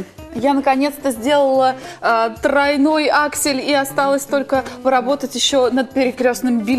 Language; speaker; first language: Russian; native; Russian